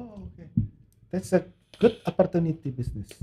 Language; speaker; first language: English; non-native, learner; Indonesian